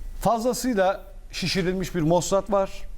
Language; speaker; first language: Turkish; native; Turkish